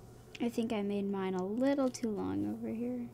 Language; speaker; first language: English; native; English